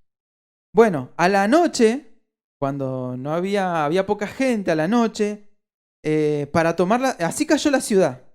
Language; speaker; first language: Spanish; native; Spanish